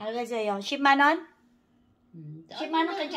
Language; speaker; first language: Korean; non-native, learner; Filipino